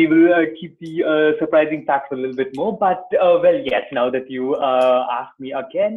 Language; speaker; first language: English; non-native, local second language; Tamil